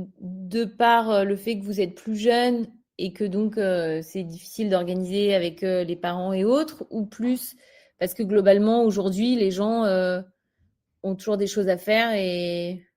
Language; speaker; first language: French; native; French